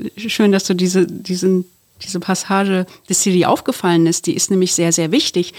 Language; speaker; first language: German; early bilingual, other home language; Turkish